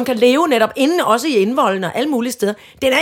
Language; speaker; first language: Danish; native; Danish